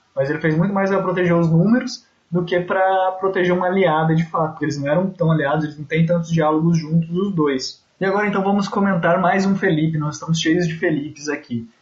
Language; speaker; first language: Portuguese; native; Portuguese